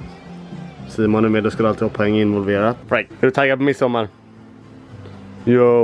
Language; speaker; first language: Swedish; native; Swedish